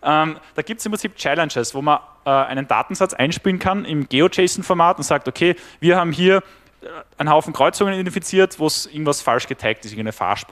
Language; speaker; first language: German; native; German